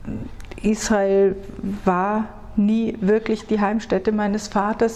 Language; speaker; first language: German; early bilingual, other home language; Hebrew